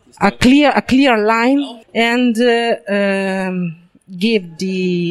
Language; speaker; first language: English; non-native, learner; Italian